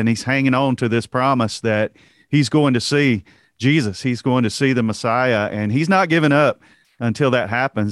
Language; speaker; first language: English; native; English